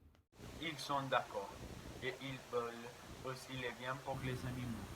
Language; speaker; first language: French; non-native, learner; Spanish